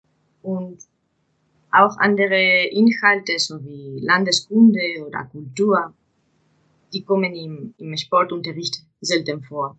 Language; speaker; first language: German; non-native, fluent; Spanish